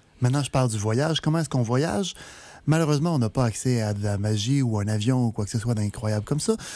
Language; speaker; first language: French; native; French